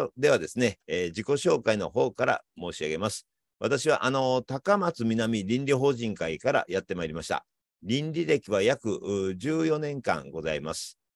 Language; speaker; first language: Japanese; native; Japanese